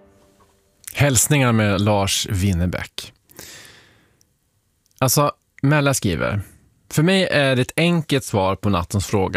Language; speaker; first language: Swedish; native; Swedish